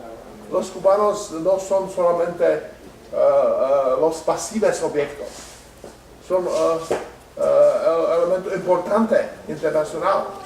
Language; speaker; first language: Spanish; non-native, learner; Czech